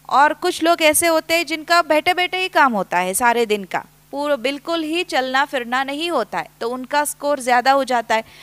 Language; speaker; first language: Hindi; non-native, local second language; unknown